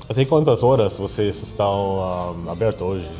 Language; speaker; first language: Portuguese; non-native, learner; English